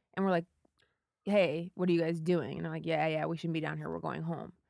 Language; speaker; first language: English; native; English